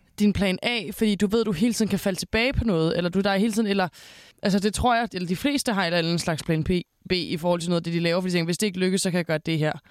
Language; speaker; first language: Danish; native; Danish